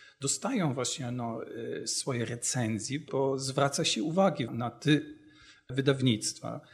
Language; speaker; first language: Polish; non-native, fluent; German